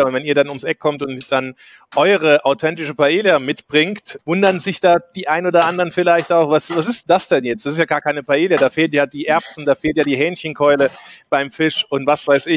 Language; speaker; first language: German; native; German